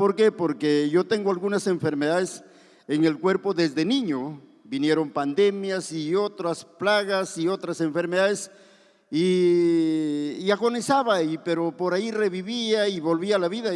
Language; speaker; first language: Spanish; native; Spanish